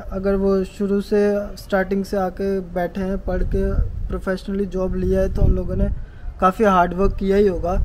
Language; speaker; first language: Hindi; native; Hindi